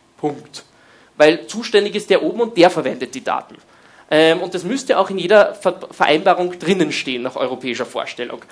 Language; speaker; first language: German; native; German